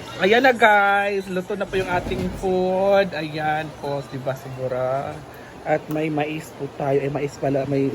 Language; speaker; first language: Filipino; non-native, local second language; Cebuano